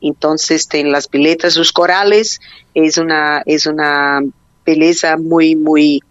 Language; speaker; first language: Spanish; non-native, learner; Portuguese